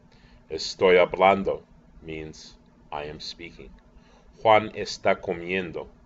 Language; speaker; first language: Spanish; non-native, fluent; English